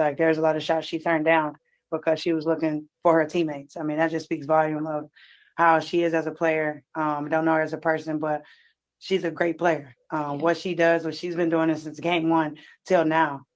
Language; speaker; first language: English; native; English